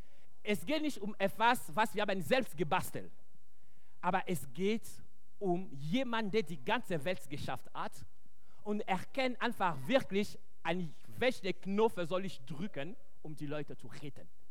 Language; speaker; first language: German; non-native, fluent; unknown